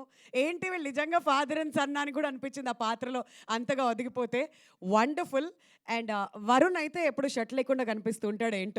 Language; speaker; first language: Telugu; native; Telugu